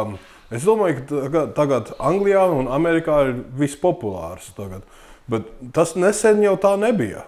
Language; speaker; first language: Latvian; early bilingual, heritage; English